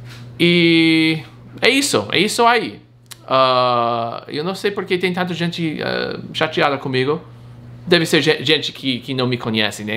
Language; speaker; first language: Portuguese; non-native, fluent; English